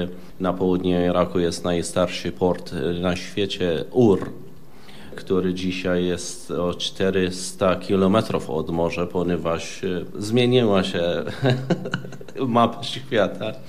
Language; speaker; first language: Polish; non-native, fluent; Arabic